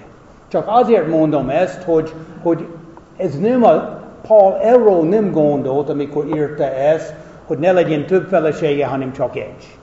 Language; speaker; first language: Hungarian; non-native, fluent; English